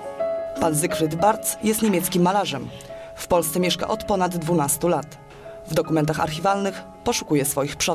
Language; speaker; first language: Polish; native; Polish